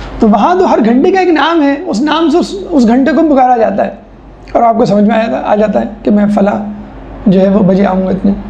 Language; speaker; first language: Urdu; native; Urdu